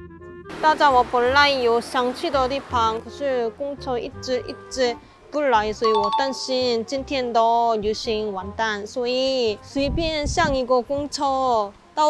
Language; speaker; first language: Chinese; non-native, fluent; Korean